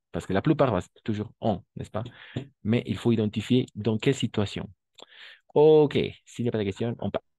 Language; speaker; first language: French; non-native, fluent; Spanish